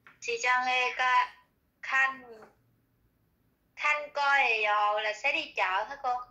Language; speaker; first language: Korean; non-native, learner; Vietnamese